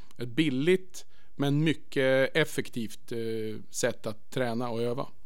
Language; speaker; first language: Swedish; native; Swedish